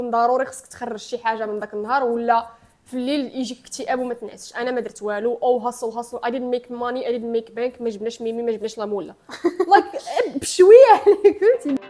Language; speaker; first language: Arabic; native; Arabic